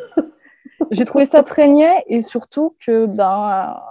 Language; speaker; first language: French; native; French